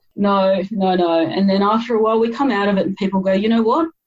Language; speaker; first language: English; native; English